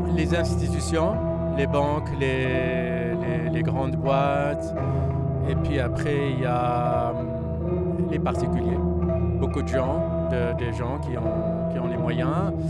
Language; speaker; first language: French; non-native, local second language; Arabic